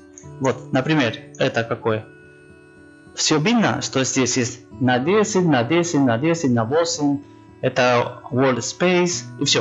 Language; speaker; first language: Russian; non-native, learner; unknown